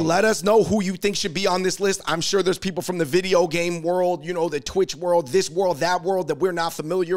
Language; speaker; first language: English; native; English